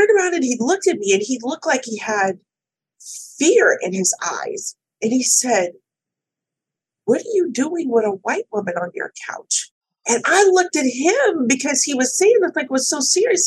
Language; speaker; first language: English; native; English